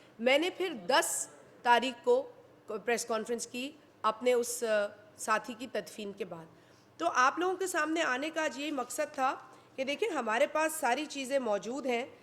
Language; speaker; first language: Urdu; non-native, local second language; Sindhi